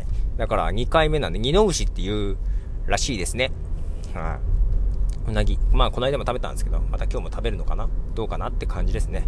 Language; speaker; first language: Japanese; native; Japanese